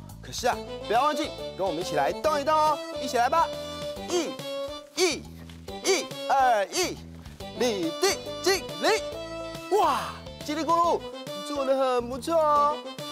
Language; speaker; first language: Chinese; native; Chinese